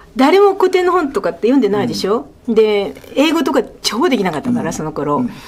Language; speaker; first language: Japanese; native; Japanese